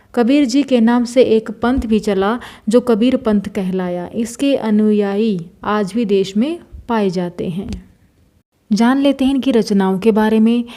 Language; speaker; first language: Hindi; native; Hindi